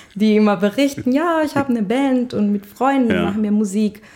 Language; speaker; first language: German; non-native, fluent; Spanish